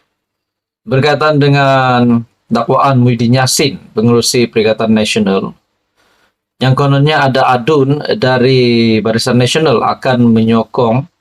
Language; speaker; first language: Malay; native; Malay